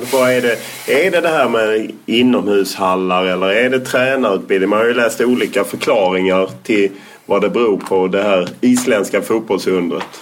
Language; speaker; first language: Swedish; native; Swedish